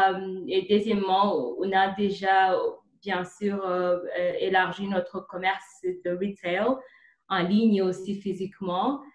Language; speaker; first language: French; non-native, fluent; Kinyarwanda